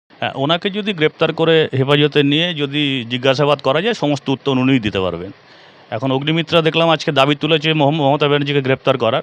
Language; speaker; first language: Bangla; native; Bangla